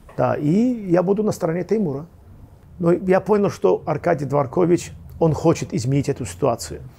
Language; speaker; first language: Russian; non-native, local second language; Azerbaijani